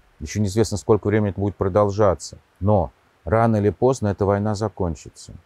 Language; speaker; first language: Russian; native; Russian